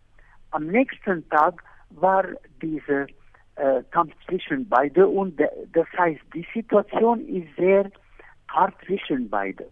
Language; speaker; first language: German; non-native, fluent; Arabic